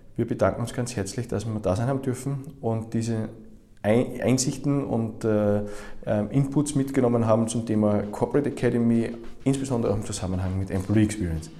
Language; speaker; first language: German; native; German